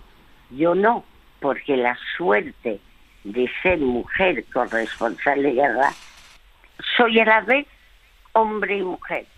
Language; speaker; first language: Spanish; early bilingual, other home language; French